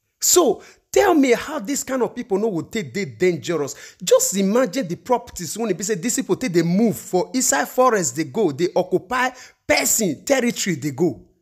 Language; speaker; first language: Nigerian Pidgin; non-native, local second language; Igbo